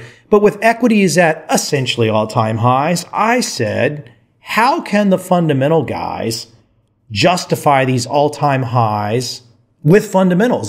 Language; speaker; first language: English; native; English